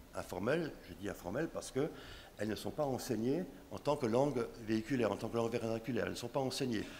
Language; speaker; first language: French; non-native, local second language; Swiss German